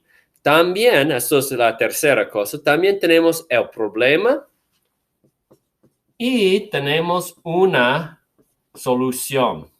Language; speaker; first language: Spanish; non-native, fluent; English